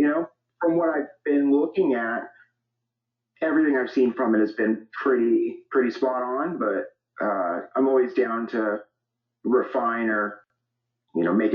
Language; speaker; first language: English; native; English